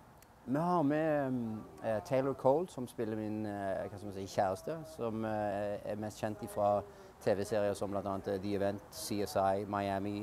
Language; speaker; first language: Norwegian; native; Norwegian